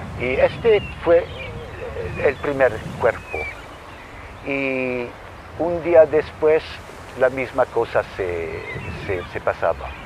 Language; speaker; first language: Spanish; non-native, fluent; English